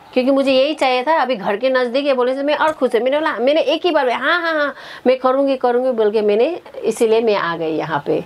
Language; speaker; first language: Hindi; non-native, local second language; Nepali